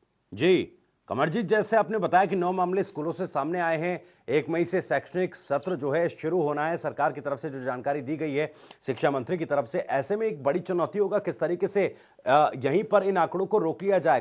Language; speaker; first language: Hindi; native; Hindi